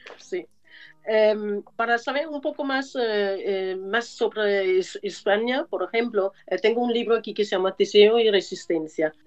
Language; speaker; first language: Spanish; non-native, fluent; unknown